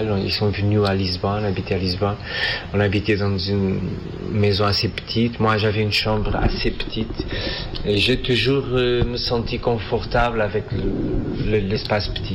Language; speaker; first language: French; non-native, fluent; Portuguese